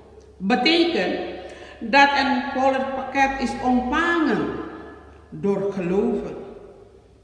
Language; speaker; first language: Dutch; non-native, learner; Indonesian